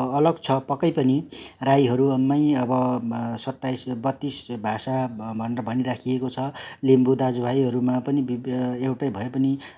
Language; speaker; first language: Nepali; non-native, local second language; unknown